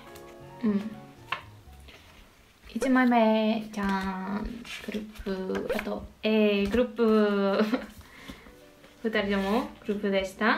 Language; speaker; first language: Japanese; non-native, learner; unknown